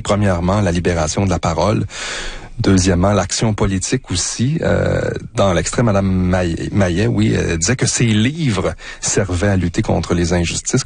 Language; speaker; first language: French; native; French